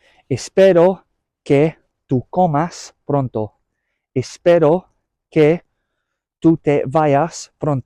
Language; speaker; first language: Spanish; non-native, learner; English